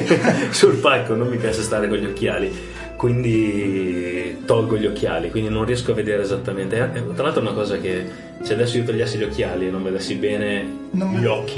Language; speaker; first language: Italian; native; Italian